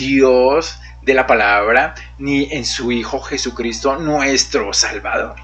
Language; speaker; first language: Spanish; native; Spanish